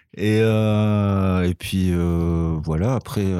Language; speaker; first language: French; native; French